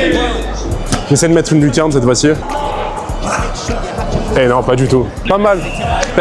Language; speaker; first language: French; native; French